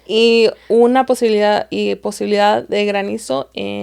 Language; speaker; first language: Spanish; early bilingual, heritage; Spanish